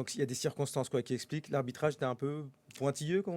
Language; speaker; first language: French; native; French